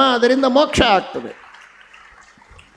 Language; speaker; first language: Kannada; native; Kannada